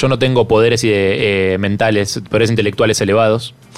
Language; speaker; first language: Spanish; native; Spanish